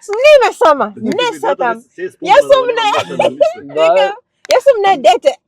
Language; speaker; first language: Macedonian; non-native, learner; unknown